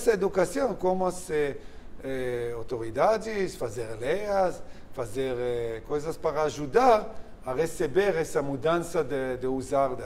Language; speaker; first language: Portuguese; non-native, learner; Hebrew